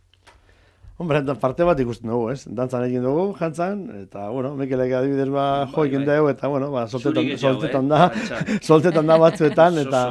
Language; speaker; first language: Basque; native; Basque